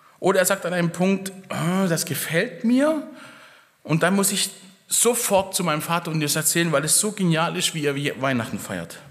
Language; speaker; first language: German; early bilingual, other home language; Italian